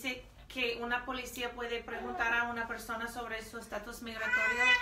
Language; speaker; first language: Spanish; non-native, fluent; English